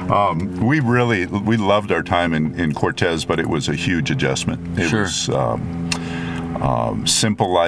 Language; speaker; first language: English; non-native, fluent; French